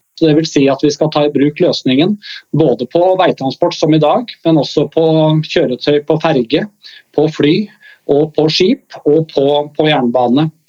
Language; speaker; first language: Norwegian; native; Norwegian